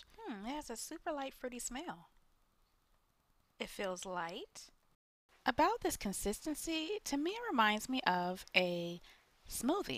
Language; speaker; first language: English; native; English